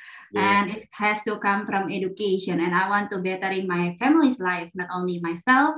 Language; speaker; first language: English; non-native, fluent; Indonesian